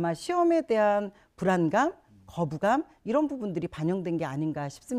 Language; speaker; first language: Korean; native; Korean